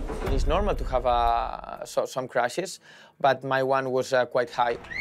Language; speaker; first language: English; non-native, fluent; Spanish